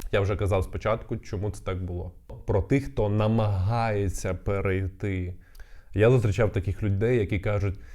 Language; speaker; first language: Ukrainian; non-native, local second language; Russian